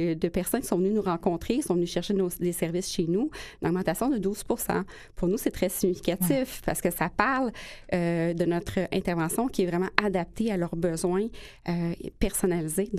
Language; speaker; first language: French; native; French